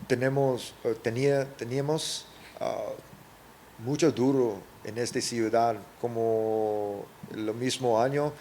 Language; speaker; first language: Spanish; early bilingual, heritage; English